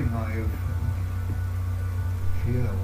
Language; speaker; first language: Estonian; non-native, local second language; Russian